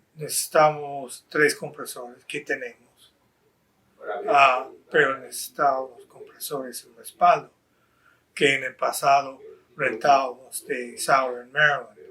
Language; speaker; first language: Spanish; non-native, fluent; English